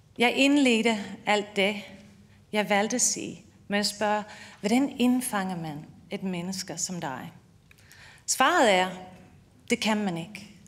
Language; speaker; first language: Danish; non-native, fluent; English